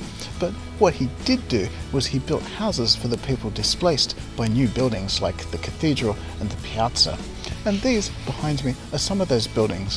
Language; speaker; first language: English; native; English